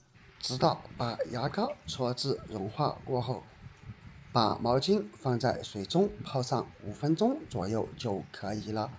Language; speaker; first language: Chinese; native; Chinese